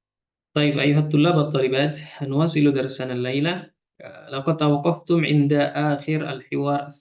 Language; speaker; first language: Arabic; non-native, fluent; Indonesian